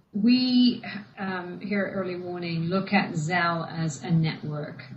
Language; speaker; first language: English; native; English